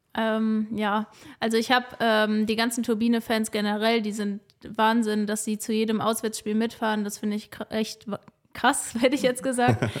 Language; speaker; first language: German; native; German